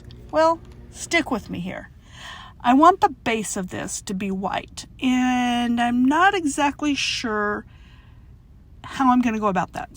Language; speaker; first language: English; native; English